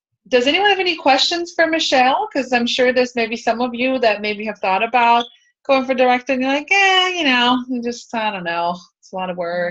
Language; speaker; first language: English; native; English